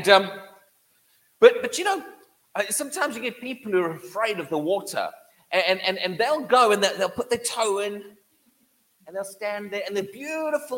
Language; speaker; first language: English; native; English